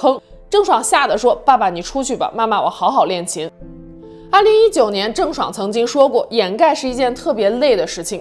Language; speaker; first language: Chinese; native; Chinese